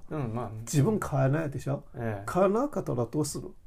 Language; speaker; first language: Japanese; non-native, fluent; Chinese